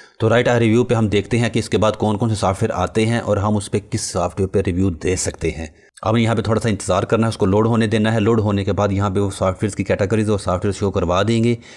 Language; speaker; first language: Urdu; non-native, local second language; Punjabi